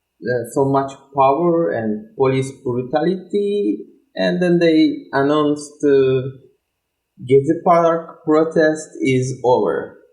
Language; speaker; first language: English; non-native, learner; Turkish